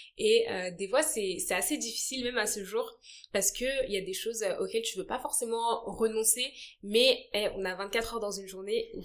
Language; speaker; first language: French; early bilingual, other home language; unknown